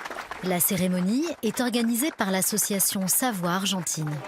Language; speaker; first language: French; native; French